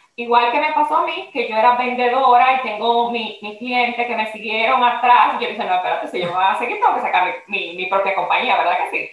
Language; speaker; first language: Spanish; native; Spanish